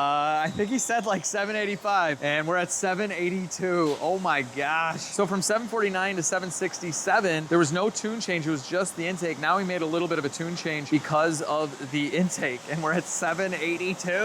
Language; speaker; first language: English; native; English